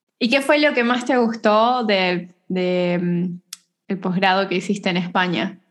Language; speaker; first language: Spanish; native; Spanish